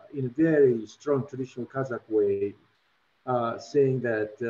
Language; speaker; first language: English; non-native, fluent; Russian